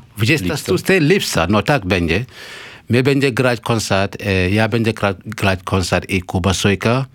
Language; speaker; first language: Polish; non-native, learner; Mandingo